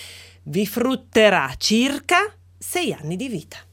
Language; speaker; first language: Italian; native; Italian